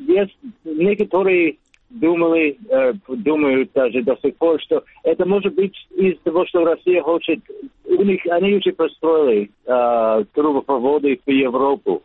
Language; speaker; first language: Russian; non-native, learner; English